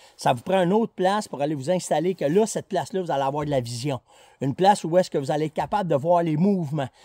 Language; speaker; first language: French; native; French